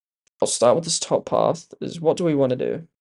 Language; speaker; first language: English; native; English